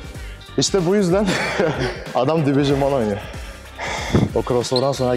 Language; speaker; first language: Turkish; native; Turkish